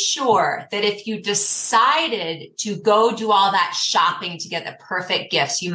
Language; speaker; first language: English; native; English